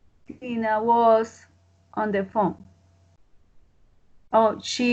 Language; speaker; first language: English; non-native, learner; Spanish